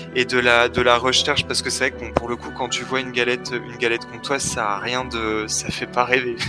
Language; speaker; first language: French; native; French